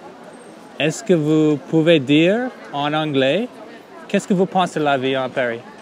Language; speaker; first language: French; non-native, learner; English